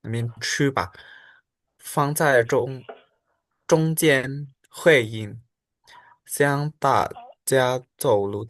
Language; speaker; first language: Chinese; non-native, learner; Indonesian